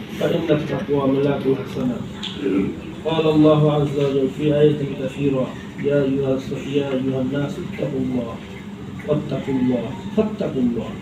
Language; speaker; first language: Arabic; non-native, fluent; Bangla